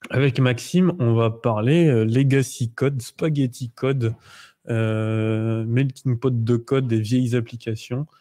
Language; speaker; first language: French; native; French